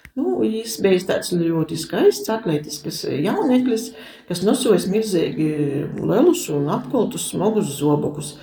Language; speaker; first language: Latvian; native; Latvian